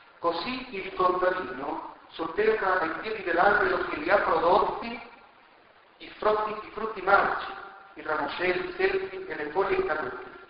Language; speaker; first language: Italian; non-native, fluent; Spanish